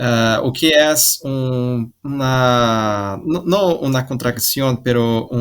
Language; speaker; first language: Portuguese; non-native, learner; Spanish